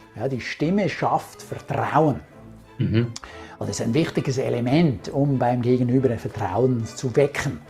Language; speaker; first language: German; native; German